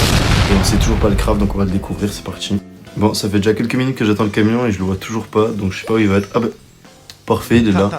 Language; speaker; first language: French; native; French